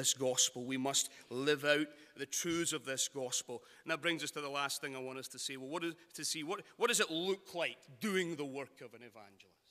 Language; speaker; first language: English; native; English